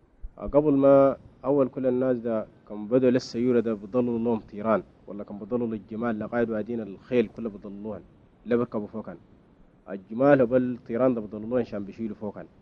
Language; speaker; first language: Arabic; native; Arabic